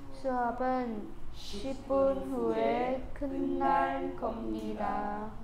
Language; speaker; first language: Korean; non-native, learner; Vietnamese